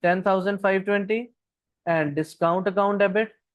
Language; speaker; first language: Hindi; non-native, local second language; Punjabi